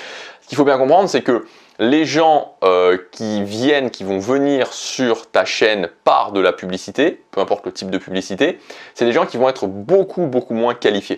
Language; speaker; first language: French; native; French